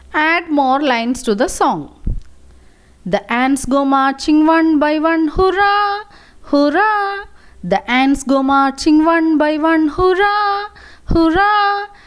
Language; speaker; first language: English; non-native, local second language; Malayalam